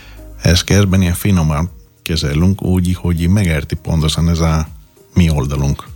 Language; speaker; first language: Hungarian; non-native, fluent; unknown